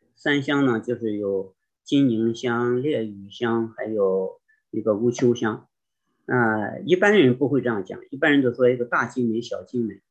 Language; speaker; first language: Chinese; native; Chinese